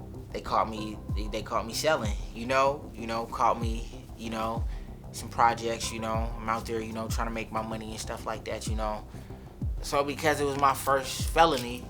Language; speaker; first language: English; early bilingual, other home language; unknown